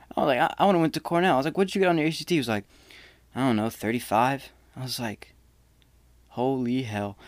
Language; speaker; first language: English; native; English